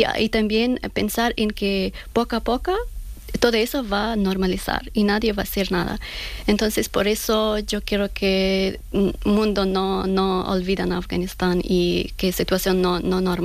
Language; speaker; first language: Spanish; non-native, fluent; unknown